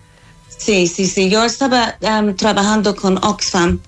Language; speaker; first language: Spanish; non-native, fluent; English